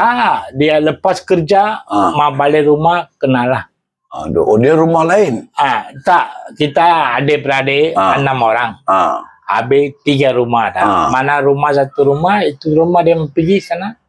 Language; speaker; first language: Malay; non-native, local second language; Tamil